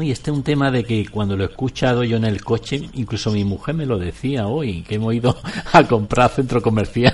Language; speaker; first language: Spanish; native; Spanish